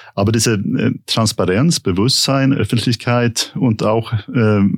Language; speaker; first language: German; non-native, fluent; Swedish